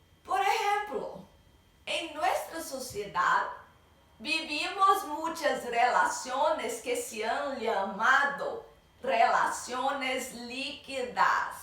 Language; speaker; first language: Spanish; non-native, learner; Portuguese